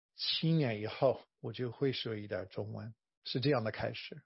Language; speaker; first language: Chinese; non-native, fluent; English